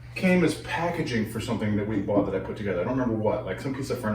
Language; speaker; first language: English; native; English